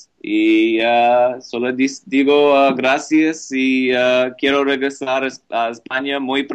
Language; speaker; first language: Spanish; non-native, learner; English